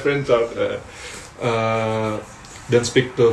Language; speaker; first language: English; non-native, learner; Indonesian